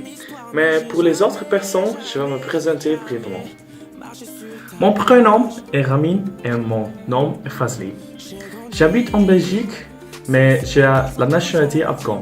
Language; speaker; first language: French; non-native, local second language; Persian